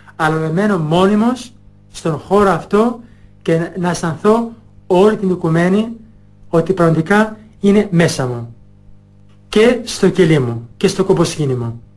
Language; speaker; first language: Greek; non-native, fluent; Albanian